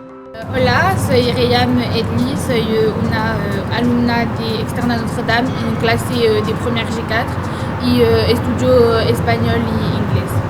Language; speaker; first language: Spanish; non-native, learner; French